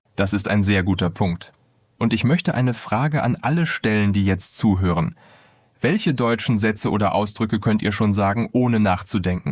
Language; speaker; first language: German; non-native, fluent; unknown